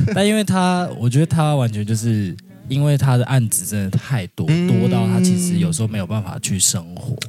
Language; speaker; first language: Chinese; native; Chinese